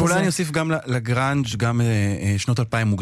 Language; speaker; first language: Hebrew; native; Hebrew